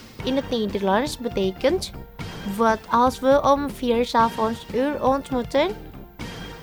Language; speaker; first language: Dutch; non-native, learner; Indonesian